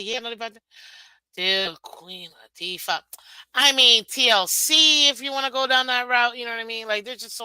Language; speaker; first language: English; native; English